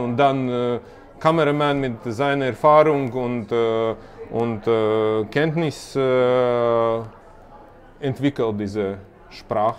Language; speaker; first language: German; non-native, learner; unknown